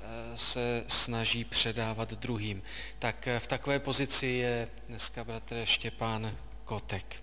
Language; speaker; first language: Czech; native; Czech